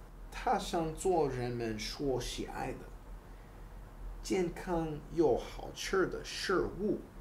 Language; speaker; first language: Chinese; non-native, learner; English